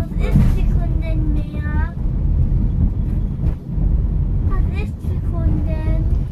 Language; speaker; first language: German; early bilingual, other home language; Vietnamese